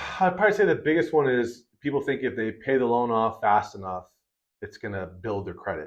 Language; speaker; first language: English; native; English